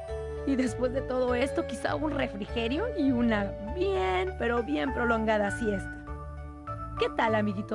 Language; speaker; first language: Spanish; native; Spanish